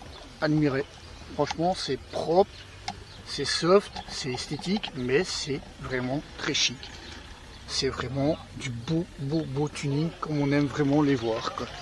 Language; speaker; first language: French; native; French